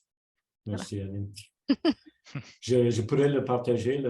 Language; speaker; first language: French; non-native, local second language; English